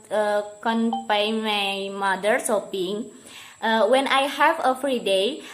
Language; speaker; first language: English; non-native, learner; Indonesian